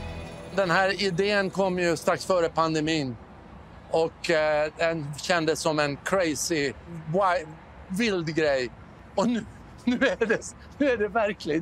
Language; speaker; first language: Swedish; native; Swedish